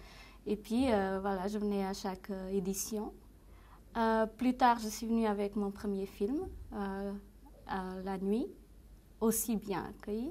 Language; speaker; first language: French; non-native, fluent; Portuguese